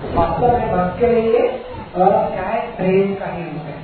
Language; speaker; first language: Hindi; non-native, local second language; Marathi